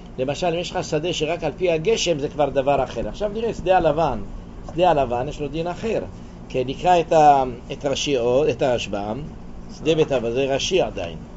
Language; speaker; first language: Hebrew; native; Hebrew